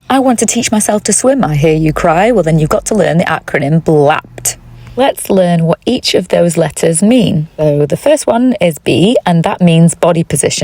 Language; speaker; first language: English; native; English